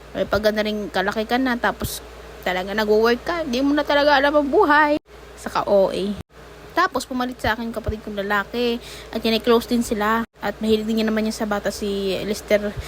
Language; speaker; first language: Filipino; native; Filipino